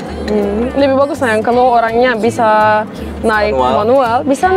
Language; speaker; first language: Indonesian; non-native, fluent; Turkish